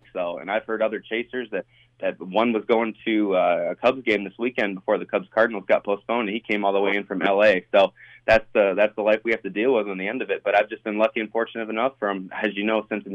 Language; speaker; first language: English; native; English